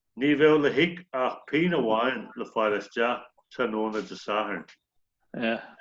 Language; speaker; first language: Irish; native; Irish